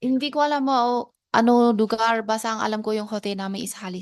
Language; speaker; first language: Filipino; non-native, learner; Chinese